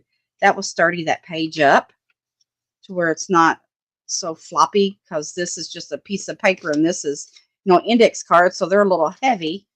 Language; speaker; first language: English; native; English